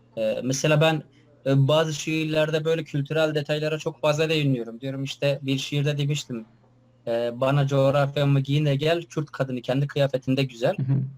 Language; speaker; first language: Turkish; non-native, local second language; Kurdish